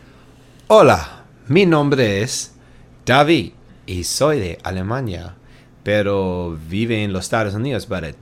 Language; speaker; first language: Spanish; non-native, learner; German